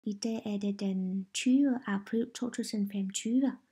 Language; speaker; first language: Danish; non-native, learner; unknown